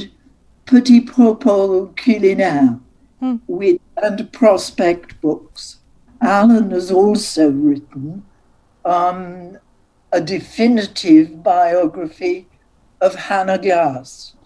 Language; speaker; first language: English; native; English